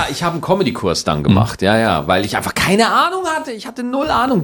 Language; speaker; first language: German; native; German